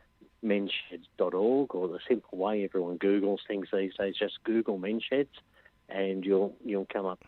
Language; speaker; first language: English; native; English